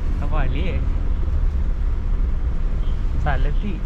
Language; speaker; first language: Malayalam; native; Malayalam